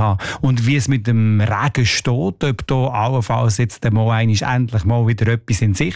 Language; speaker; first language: German; native; German